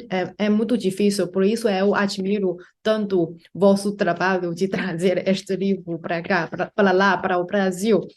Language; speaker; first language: Portuguese; non-native, fluent; Chinese